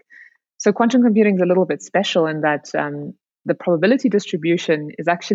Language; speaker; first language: English; native; English